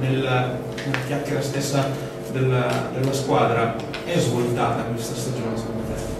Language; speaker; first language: Italian; native; Italian